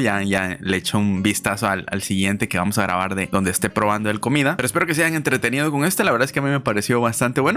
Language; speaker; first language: Spanish; native; Spanish